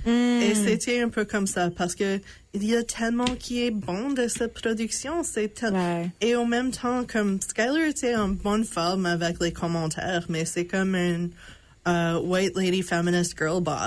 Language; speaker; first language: French; non-native, local second language; English